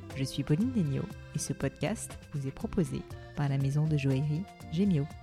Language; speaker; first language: French; native; French